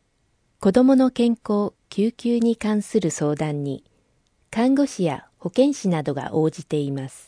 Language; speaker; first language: Japanese; native; Japanese